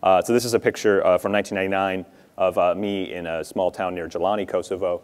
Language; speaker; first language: English; native; English